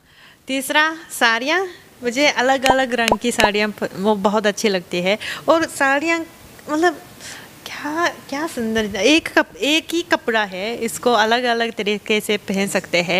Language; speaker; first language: Hindi; non-native, fluent; Japanese